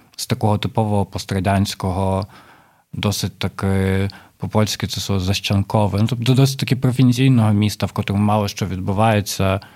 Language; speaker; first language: Ukrainian; non-native, local second language; Russian